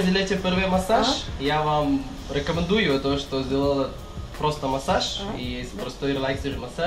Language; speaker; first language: Russian; non-native, learner; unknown